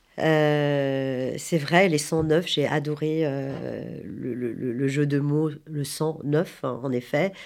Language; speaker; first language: French; non-native, local second language; Arabic